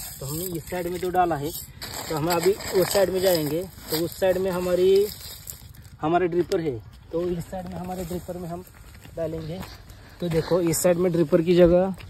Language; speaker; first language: Hindi; non-native, local second language; Marathi